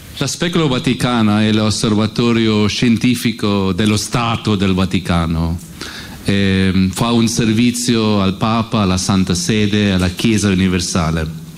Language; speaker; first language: Italian; non-native, fluent; English